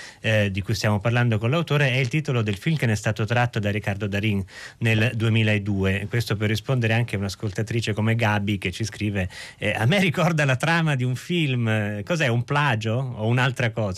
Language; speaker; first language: Italian; native; Italian